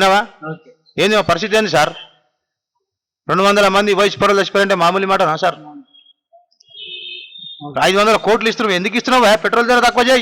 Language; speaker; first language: Telugu; native; Telugu